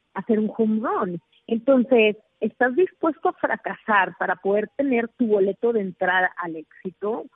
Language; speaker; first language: Spanish; native; Spanish